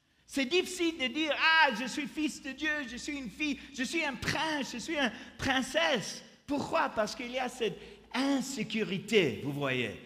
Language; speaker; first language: French; non-native, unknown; English